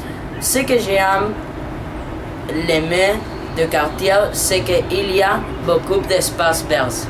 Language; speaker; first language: French; non-native, learner; Spanish